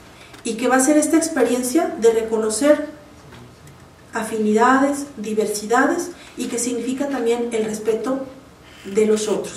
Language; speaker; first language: Spanish; native; Spanish